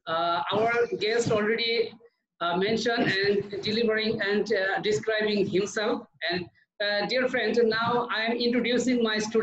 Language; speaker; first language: English; non-native, learner; Bangla